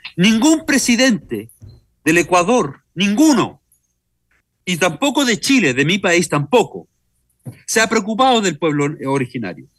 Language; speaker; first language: Spanish; native; Spanish